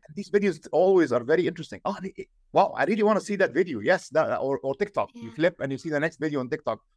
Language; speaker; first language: English; non-native, fluent; Arabic